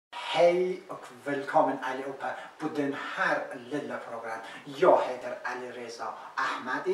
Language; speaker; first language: Swedish; non-native, learner; Persian